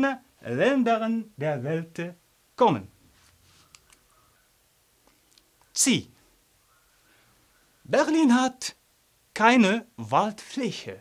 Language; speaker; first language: German; non-native, fluent; Arabic